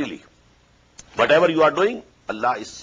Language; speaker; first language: English; non-native, local second language; Urdu